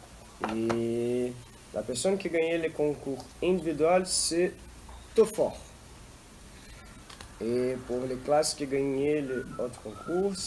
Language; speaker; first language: French; non-native, learner; Portuguese